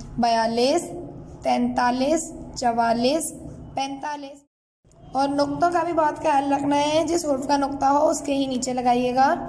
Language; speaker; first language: Urdu; native; Urdu